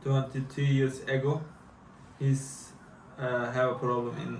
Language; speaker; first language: English; non-native, learner; Turkish